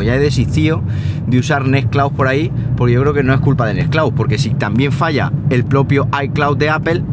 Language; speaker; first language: Spanish; native; Spanish